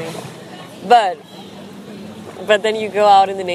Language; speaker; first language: English; non-native, fluent; Spanish